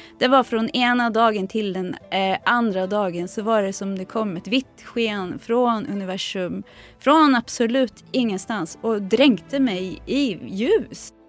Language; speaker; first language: Swedish; early bilingual, other home language; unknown